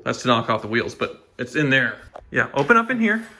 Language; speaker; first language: English; native; English